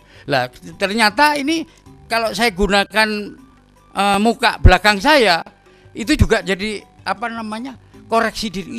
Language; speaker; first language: Indonesian; native; Indonesian